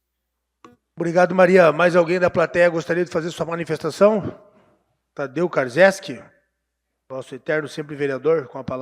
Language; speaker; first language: Portuguese; native; Portuguese